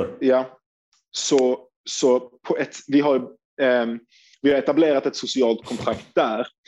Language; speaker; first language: Swedish; early bilingual, other home language; Turkish